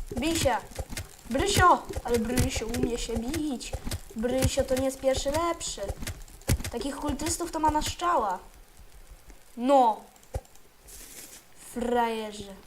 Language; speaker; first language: Polish; native; Polish